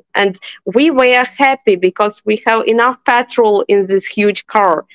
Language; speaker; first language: English; non-native, learner; Ukrainian